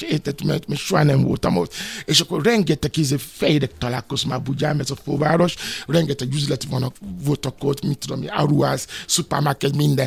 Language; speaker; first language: Hungarian; non-native, fluent; Yoruba